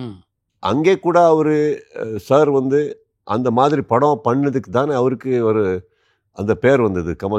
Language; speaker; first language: Tamil; non-native, local second language; Kannada